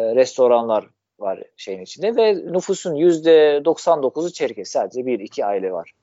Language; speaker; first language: Turkish; non-native, fluent; Arabic